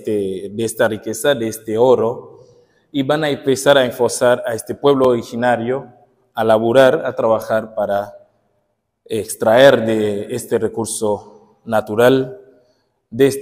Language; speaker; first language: Spanish; non-native, fluent; Haitian Creole